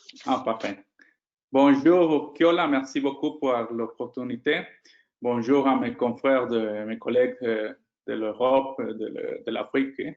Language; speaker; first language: French; non-native, fluent; Spanish